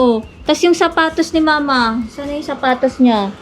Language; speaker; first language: Filipino; native; Filipino